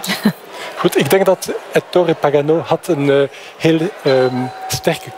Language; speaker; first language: Dutch; non-native, fluent; French